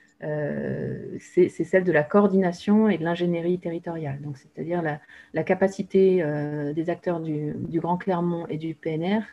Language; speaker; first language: French; native; French